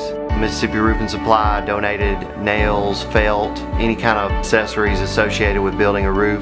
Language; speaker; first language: English; native; English